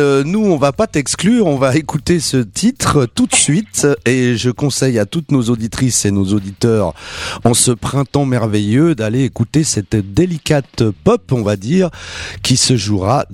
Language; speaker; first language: French; native; French